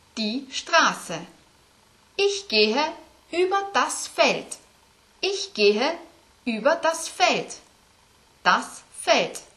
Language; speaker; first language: German; native; German